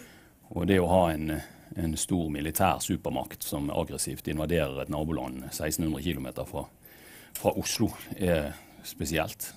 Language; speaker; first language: Norwegian; native; Norwegian